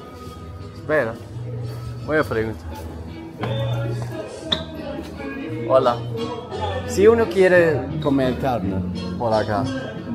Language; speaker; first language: Spanish; non-native, learner; Swedish